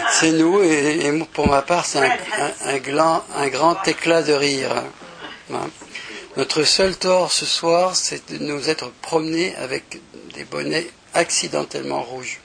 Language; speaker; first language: French; native; French